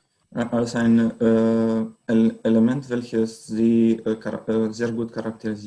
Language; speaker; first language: German; non-native, learner; Romanian